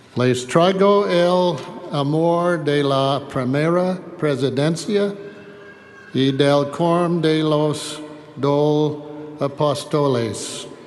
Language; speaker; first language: Spanish; non-native, learner; English